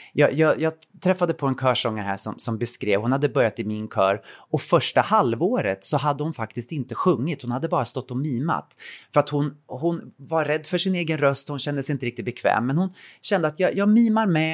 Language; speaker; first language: Swedish; native; Swedish